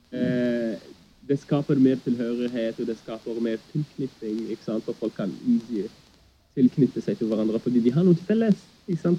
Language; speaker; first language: Norwegian; early bilingual, other home language; Arabic